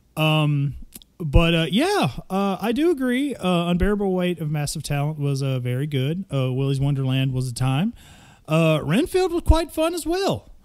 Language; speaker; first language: English; native; English